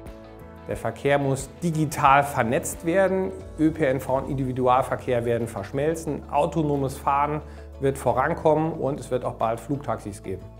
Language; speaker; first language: German; native; German